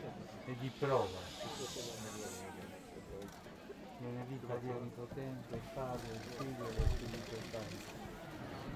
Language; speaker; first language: Italian; non-native, fluent; Spanish